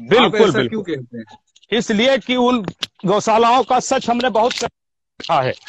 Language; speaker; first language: Hindi; native; Hindi